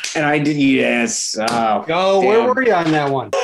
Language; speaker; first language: English; native; English